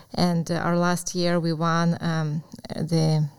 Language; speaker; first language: English; non-native, fluent; Ukrainian